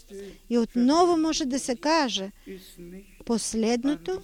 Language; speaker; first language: Bulgarian; non-native, fluent; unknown